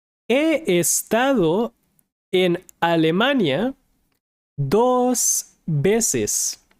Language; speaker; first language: Spanish; non-native, fluent; English